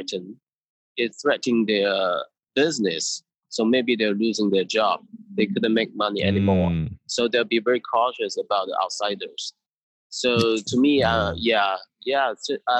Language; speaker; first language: English; non-native, fluent; Min Nan Chinese